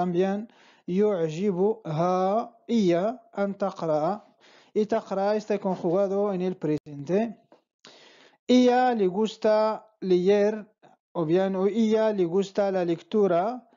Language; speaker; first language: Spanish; non-native, fluent; Arabic